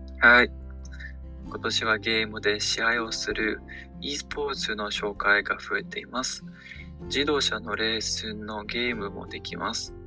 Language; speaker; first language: Japanese; non-native, learner; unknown